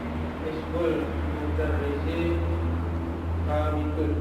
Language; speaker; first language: Arabic; non-native, fluent; Indonesian